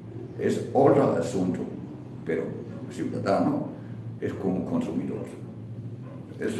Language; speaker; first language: Spanish; non-native, fluent; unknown